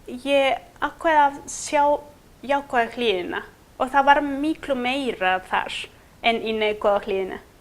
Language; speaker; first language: Icelandic; non-native, fluent; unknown